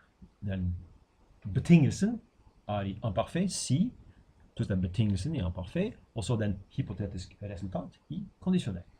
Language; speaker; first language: Norwegian; non-native, fluent; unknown